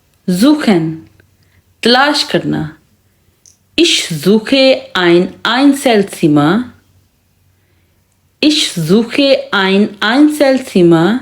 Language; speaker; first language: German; non-native, fluent; Urdu